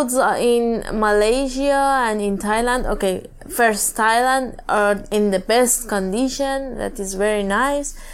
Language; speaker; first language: English; non-native, learner; Persian